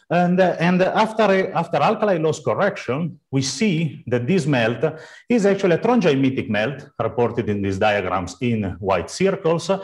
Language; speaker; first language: English; non-native, fluent; Italian